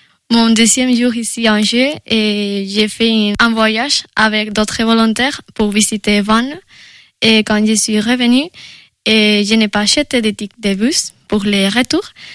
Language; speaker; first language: French; non-native, fluent; Spanish